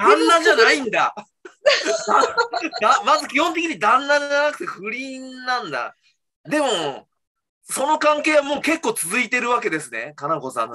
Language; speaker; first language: Japanese; native; Japanese